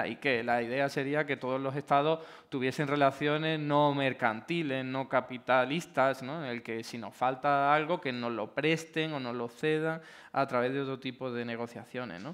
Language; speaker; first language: Spanish; native; Spanish